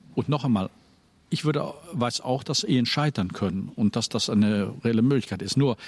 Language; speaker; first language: German; native; German